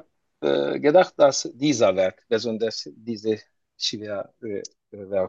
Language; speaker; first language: German; non-native, learner; Turkish